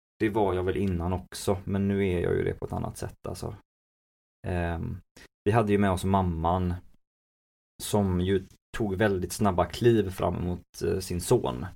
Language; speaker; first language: Swedish; native; Swedish